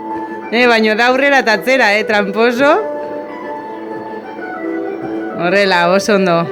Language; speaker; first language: Basque; non-native, local second language; Spanish